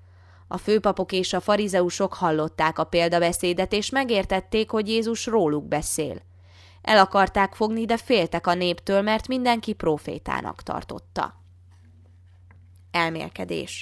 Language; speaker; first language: Hungarian; native; Hungarian